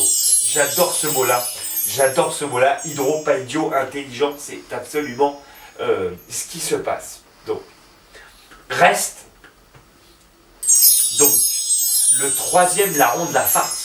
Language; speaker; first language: French; native; French